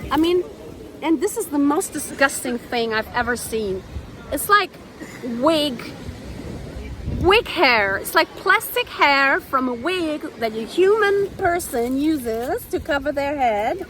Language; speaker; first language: English; non-native, fluent; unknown